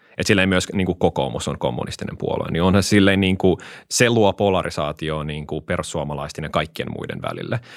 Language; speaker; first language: Finnish; native; Finnish